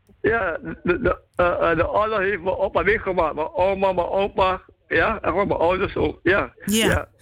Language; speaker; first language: Dutch; non-native, local second language; Javanese